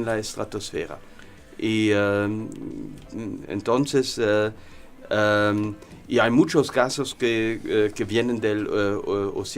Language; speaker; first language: Spanish; non-native, learner; German